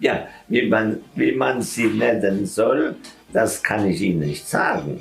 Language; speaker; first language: German; early bilingual, heritage; German